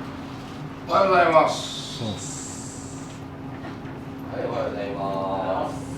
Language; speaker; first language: Japanese; native; Japanese